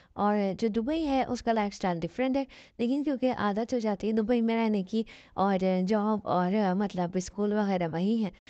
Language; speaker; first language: Urdu; native; Urdu